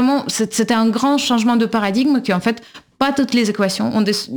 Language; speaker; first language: French; non-native, fluent; Russian